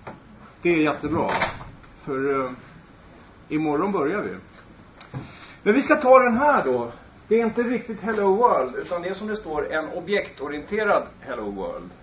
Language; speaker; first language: Swedish; native; Swedish